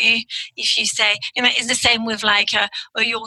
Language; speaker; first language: English; non-native, fluent; French